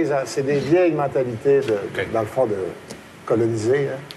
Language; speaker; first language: French; native; French